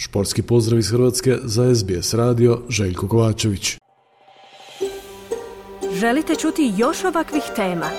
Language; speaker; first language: Croatian; native; Croatian